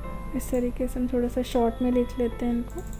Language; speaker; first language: Hindi; native; Hindi